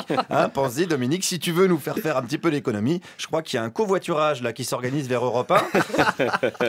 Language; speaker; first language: French; native; French